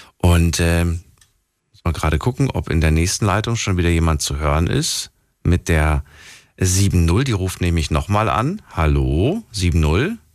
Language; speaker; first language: German; native; German